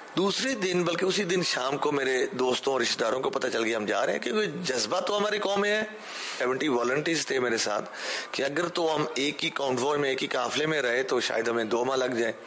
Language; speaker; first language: Urdu; early bilingual, heritage; Urdu